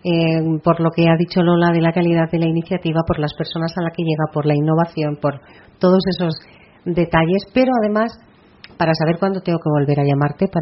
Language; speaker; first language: Spanish; native; Spanish